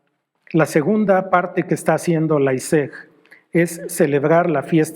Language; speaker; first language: Spanish; native; Spanish